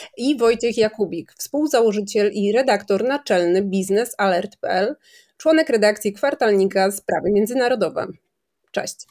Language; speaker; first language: Polish; native; Polish